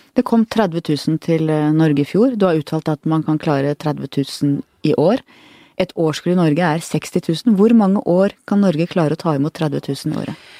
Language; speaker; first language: Norwegian; native; Norwegian